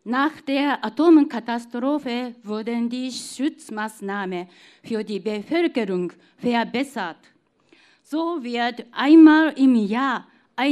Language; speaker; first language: German; non-native, fluent; Japanese